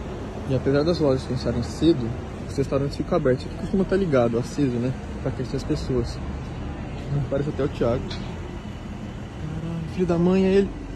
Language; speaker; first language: Portuguese; native; Portuguese